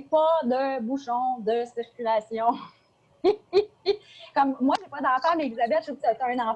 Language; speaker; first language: French; native; French